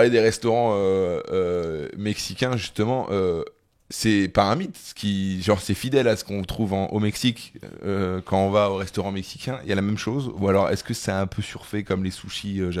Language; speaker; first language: French; native; French